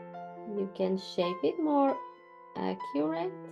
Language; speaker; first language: English; non-native, fluent; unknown